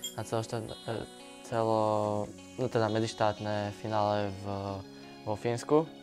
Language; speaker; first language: Slovak; native; Slovak